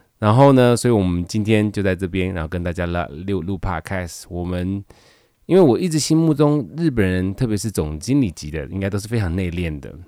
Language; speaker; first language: Chinese; native; Chinese